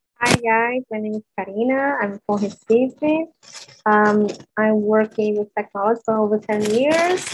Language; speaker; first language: English; non-native, learner; Portuguese